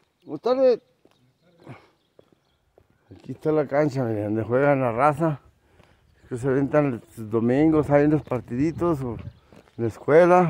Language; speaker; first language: Spanish; native; Spanish